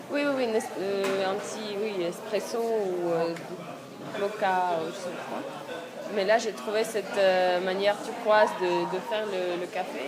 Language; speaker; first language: French; non-native, fluent; Russian